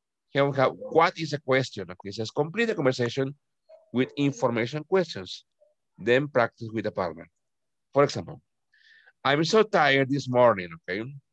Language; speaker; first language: English; non-native, fluent; Spanish